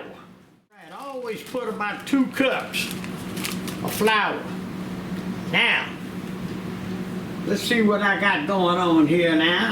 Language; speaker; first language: English; native; English